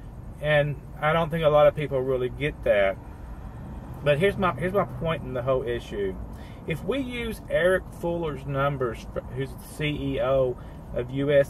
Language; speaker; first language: English; native; English